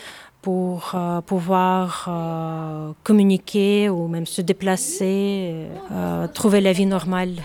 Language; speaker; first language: French; non-native, fluent; Ukrainian